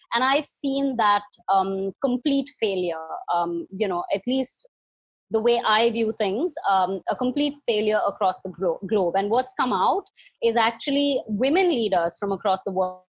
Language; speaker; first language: English; non-native, local second language; Hindi